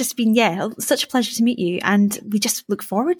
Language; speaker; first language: English; native; English